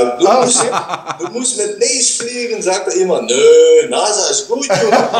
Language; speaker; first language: German; non-native, learner; Dutch